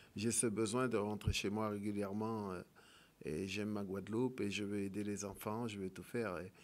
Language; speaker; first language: French; native; French